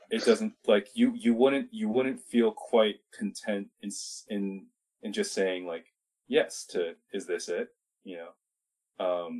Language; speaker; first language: English; early bilingual, other home language; Chinese